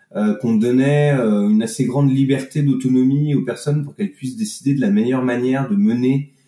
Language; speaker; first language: French; native; French